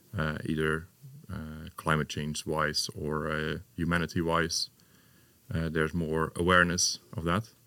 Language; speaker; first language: English; non-native, fluent; Dutch